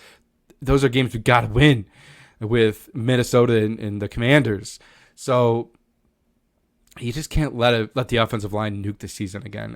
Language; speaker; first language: English; native; English